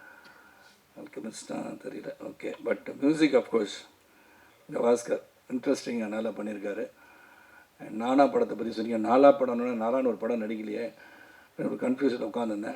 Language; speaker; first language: Tamil; native; Tamil